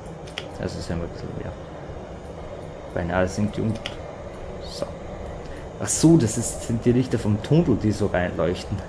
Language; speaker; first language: German; native; German